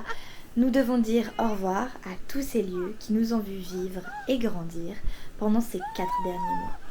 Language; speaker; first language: French; native; French